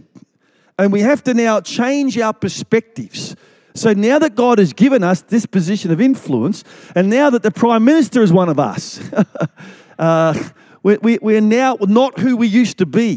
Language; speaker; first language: English; native; English